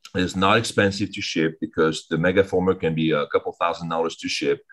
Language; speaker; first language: English; early bilingual, other home language; French